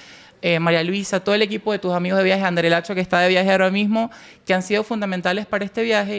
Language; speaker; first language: Spanish; native; Spanish